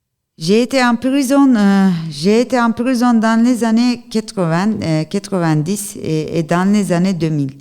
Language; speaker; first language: French; non-native, learner; Turkish